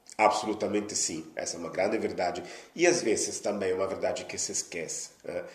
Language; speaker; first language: Portuguese; non-native, fluent; Italian